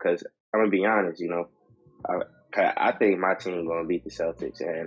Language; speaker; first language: English; native; English